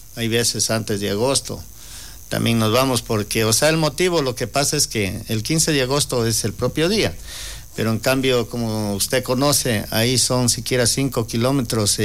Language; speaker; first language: Spanish; native; Spanish